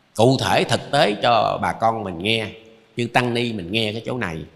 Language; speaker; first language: Vietnamese; native; Vietnamese